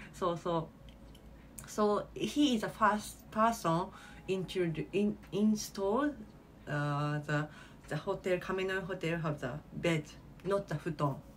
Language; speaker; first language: English; non-native, learner; Japanese